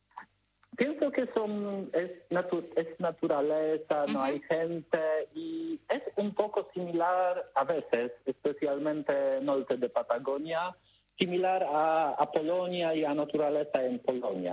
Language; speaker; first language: Spanish; non-native, learner; Polish